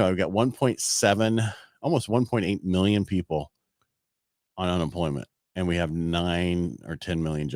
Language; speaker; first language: English; native; English